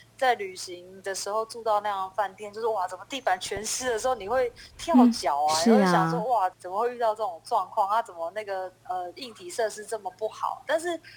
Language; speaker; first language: Chinese; native; Chinese